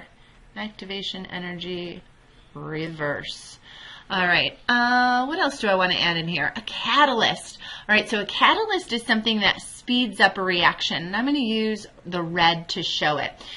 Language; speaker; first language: English; native; English